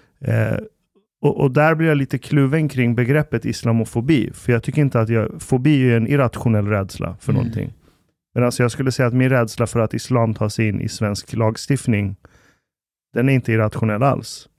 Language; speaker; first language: Swedish; early bilingual, other home language; Persian